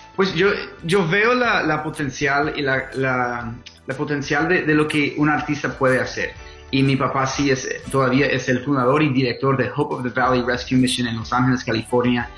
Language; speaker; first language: Spanish; non-native, fluent; English